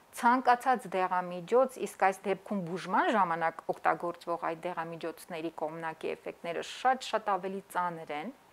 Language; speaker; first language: Armenian; native; Armenian